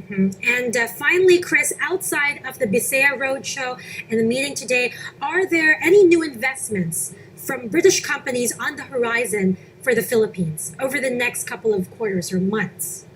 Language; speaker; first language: English; non-native, local second language; Filipino